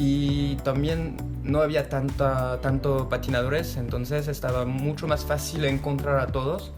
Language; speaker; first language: Spanish; non-native, fluent; French